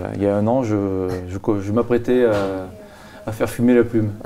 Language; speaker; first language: French; native; French